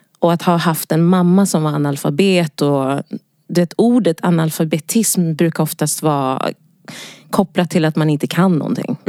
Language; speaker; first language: Swedish; early bilingual, other home language; Wolof